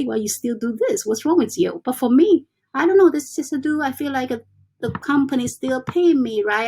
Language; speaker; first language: English; non-native, fluent; Chinese